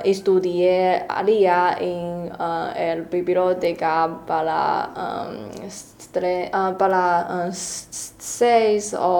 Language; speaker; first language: Spanish; non-native, learner; Chinese